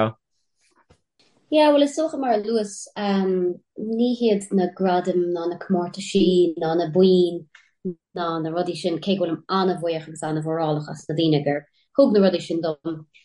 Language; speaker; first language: Irish; native; Irish